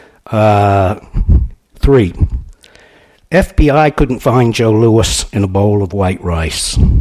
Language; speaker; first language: English; native; English